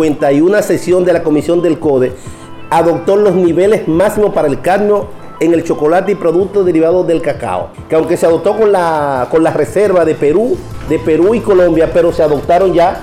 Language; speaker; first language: Spanish; native; Spanish